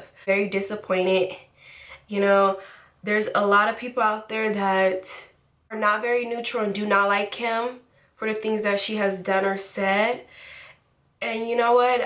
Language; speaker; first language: English; native; English